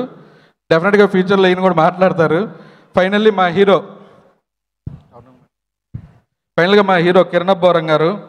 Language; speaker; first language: Telugu; native; Telugu